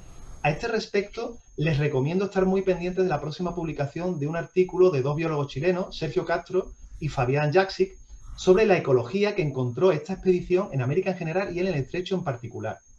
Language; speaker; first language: Spanish; native; Spanish